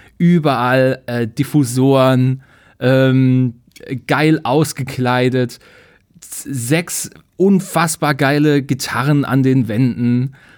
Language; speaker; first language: German; native; German